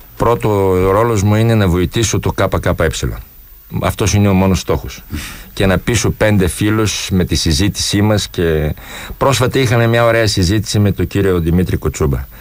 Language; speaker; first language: Greek; non-native, fluent; Polish